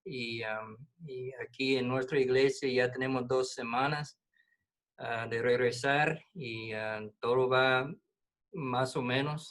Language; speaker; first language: Spanish; non-native, fluent; English